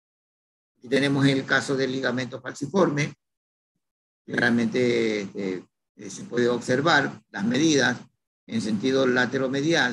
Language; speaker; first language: Spanish; native; Spanish